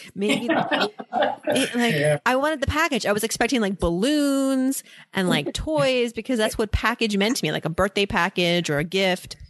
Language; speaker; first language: English; native; English